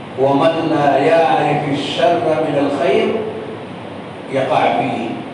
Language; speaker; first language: Urdu; native; Urdu